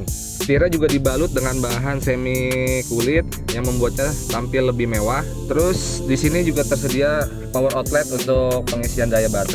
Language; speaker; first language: Indonesian; native; Indonesian